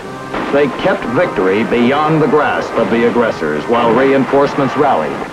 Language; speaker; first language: English; native; English